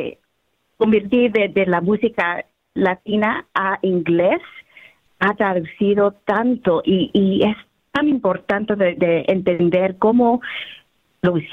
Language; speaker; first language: Spanish; early bilingual, heritage; Spanish